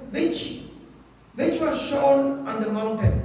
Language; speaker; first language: English; non-native, local second language; Telugu